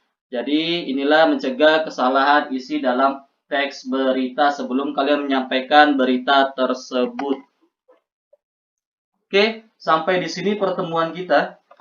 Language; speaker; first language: Indonesian; native; Indonesian